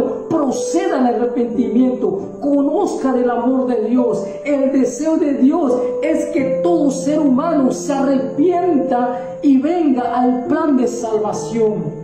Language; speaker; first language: Spanish; native; Spanish